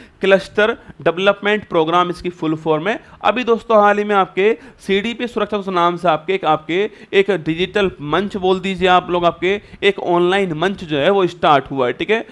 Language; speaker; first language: Hindi; native; Hindi